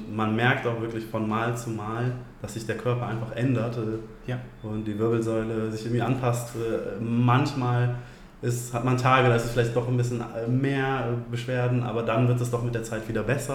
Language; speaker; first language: German; native; German